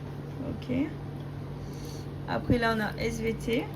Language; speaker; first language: French; native; French